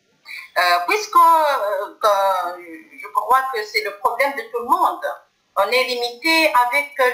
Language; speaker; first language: French; non-native, local second language; Arabic